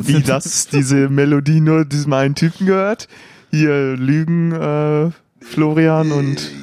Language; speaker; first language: German; native; German